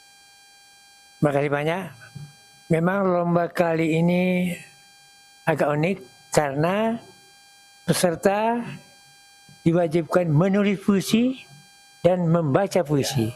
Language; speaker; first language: Indonesian; non-native, local second language; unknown